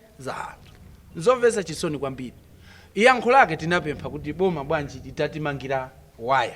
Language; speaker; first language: Nyanja; non-native, local second language; Tumbuka